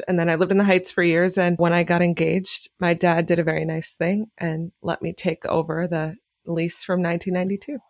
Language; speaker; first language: English; native; English